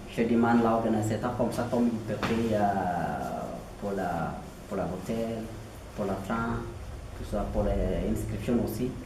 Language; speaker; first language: French; non-native, learner; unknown